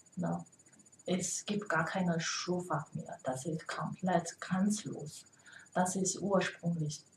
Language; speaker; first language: German; non-native, learner; Chinese